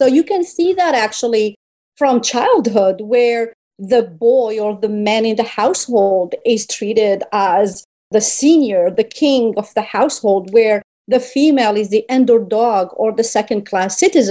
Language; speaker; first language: English; non-native, fluent; Berber languages